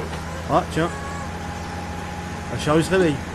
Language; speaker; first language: French; native; French